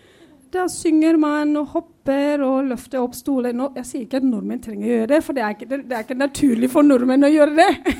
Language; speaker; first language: Norwegian; non-native, fluent; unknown